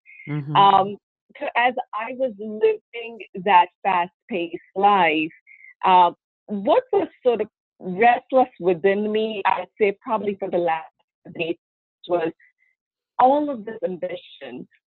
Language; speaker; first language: English; non-native, local second language; Hindi